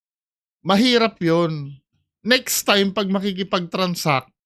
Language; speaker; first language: Filipino; native; Filipino